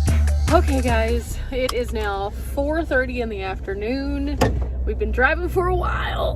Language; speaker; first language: English; native; English